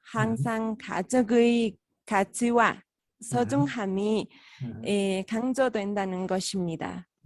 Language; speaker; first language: Korean; non-native, fluent; Spanish